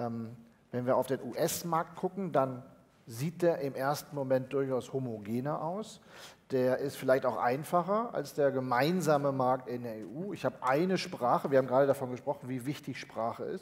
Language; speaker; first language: German; native; German